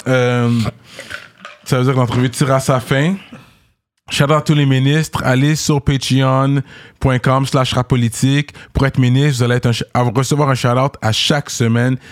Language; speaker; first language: French; native; French